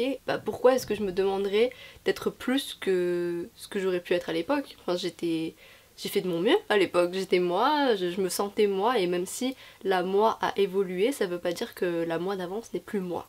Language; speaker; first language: French; native; French